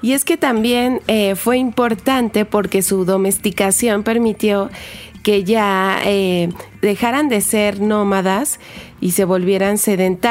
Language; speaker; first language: Spanish; native; Spanish